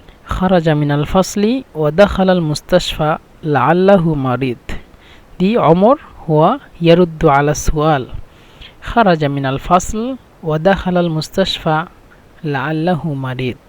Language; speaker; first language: Arabic; non-native, fluent; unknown